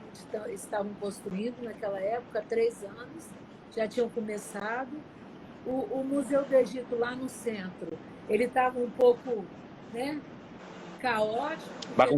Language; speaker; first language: Portuguese; native; Portuguese